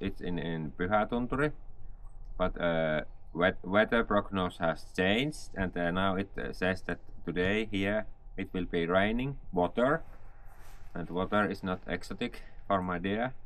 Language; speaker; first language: English; non-native, learner; Finnish